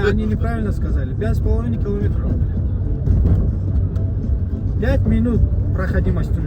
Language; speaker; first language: Russian; non-native, local second language; Tajik